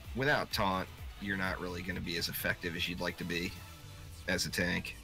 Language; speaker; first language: English; native; English